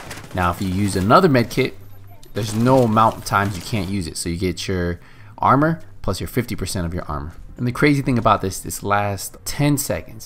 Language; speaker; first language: English; native; English